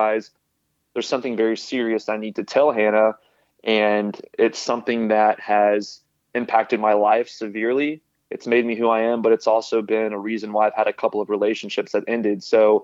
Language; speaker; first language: English; native; English